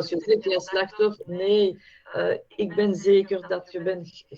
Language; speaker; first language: Dutch; non-native, fluent; French